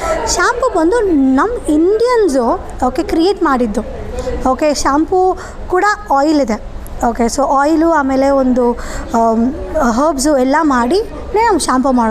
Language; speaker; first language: Kannada; non-native, local second language; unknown